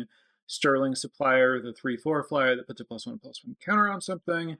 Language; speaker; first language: English; native; English